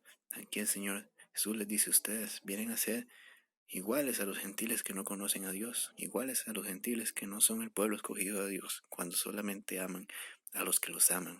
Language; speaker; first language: Spanish; native; Spanish